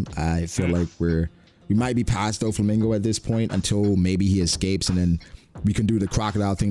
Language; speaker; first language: English; native; English